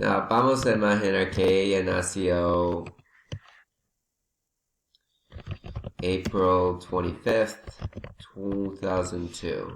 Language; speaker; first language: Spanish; non-native, learner; English